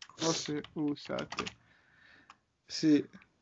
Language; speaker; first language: Italian; native; Italian